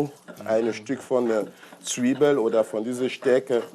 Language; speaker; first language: German; non-native, learner; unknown